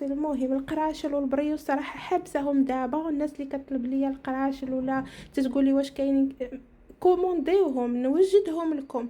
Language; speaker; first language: Arabic; native; Arabic